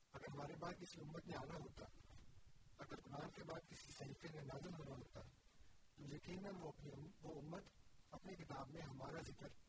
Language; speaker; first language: Urdu; native; Urdu